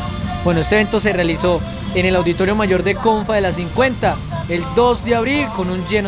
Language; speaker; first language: Spanish; native; Spanish